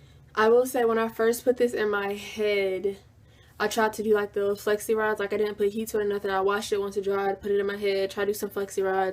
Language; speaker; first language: English; native; English